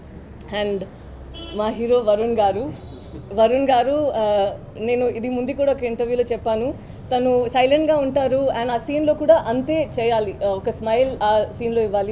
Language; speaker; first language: Telugu; non-native, learner; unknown